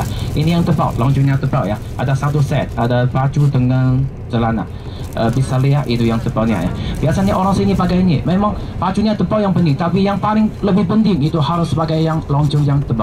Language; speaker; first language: Indonesian; non-native, fluent; Chinese